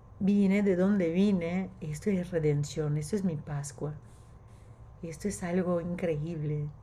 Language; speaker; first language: Spanish; non-native, fluent; Portuguese